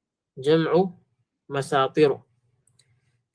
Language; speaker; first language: Arabic; non-native, fluent; Filipino